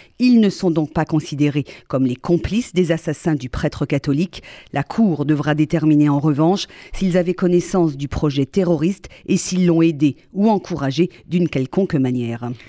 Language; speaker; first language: French; native; French